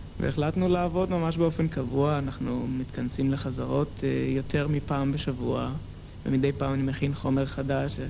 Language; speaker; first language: Hebrew; native; Hebrew